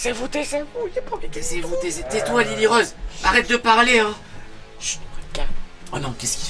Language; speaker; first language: French; native; French